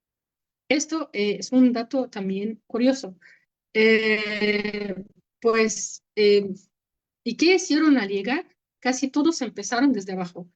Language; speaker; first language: Spanish; non-native, fluent; Arabic